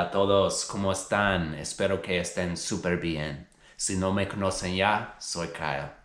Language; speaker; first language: Spanish; non-native, fluent; English